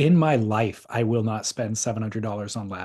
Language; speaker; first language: English; native; English